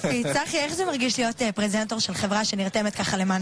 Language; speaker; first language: Hebrew; native; Hebrew